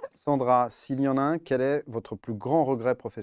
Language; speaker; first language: French; native; French